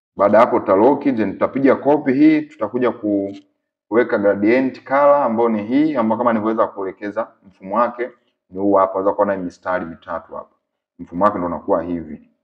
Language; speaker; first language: Swahili; native; Swahili